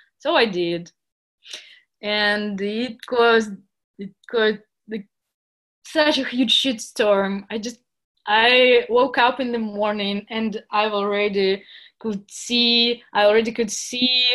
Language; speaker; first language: English; non-native, fluent; Russian